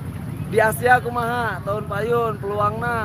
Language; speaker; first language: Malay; non-native, local second language; Sundanese